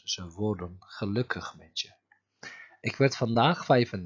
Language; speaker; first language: Dutch; non-native, fluent; Turkish